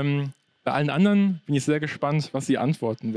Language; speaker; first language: German; native; German